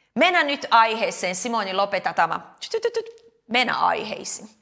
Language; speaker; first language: Finnish; non-native, learner; Portuguese